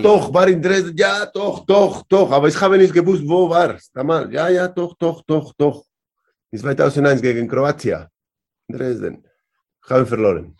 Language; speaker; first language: German; non-native, learner; Spanish